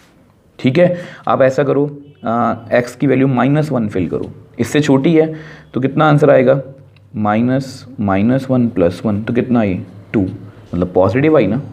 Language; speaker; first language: Hindi; native; Hindi